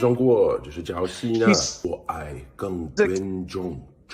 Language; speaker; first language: Chinese; non-native, learner; English